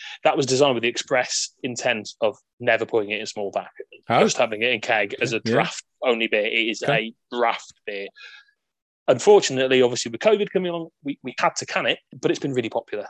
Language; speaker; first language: English; native; English